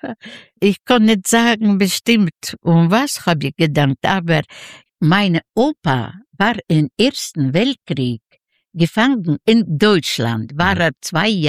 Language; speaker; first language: German; non-native, learner; Yiddish